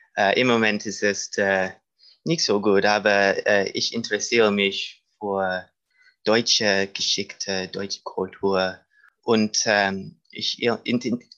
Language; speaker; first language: German; non-native, learner; English